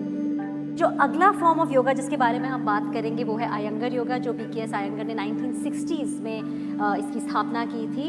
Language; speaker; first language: Hindi; native; Hindi